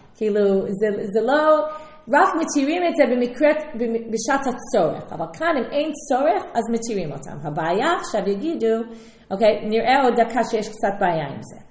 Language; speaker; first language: Hebrew; non-native, fluent; English